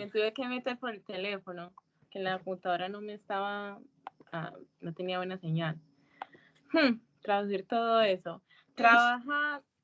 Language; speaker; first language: Spanish; early bilingual, heritage; English